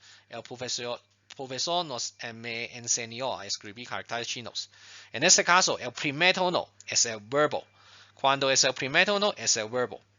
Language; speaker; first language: Spanish; non-native, fluent; Chinese